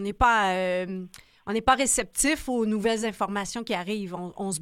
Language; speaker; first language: French; native; French